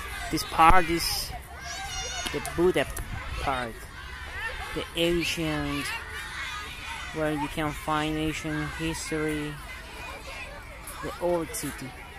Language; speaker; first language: English; non-native, learner; Spanish